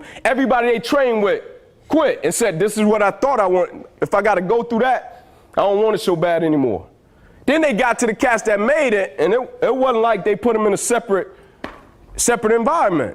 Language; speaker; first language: English; native; English